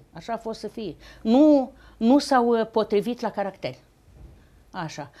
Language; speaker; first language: Romanian; native; Romanian